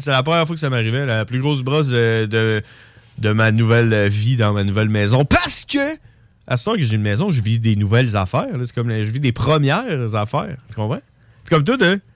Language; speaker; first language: French; native; French